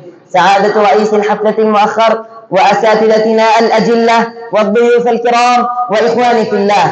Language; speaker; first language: Arabic; non-native, learner; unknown